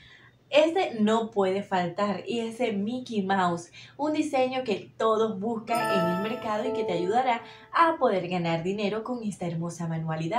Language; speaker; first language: Spanish; native; Spanish